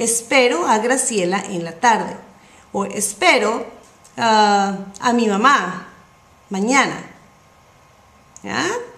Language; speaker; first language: Spanish; non-native, fluent; English